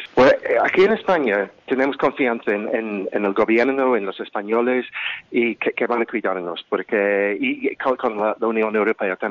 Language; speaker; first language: Spanish; non-native, fluent; English